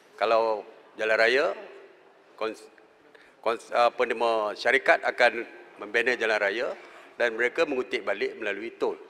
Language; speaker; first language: Malay; native; Malay